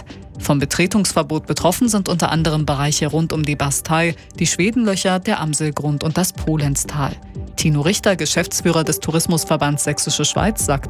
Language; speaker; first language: German; native; German